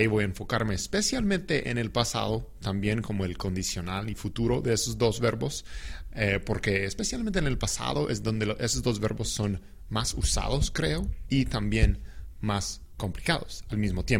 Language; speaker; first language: Spanish; non-native, fluent; English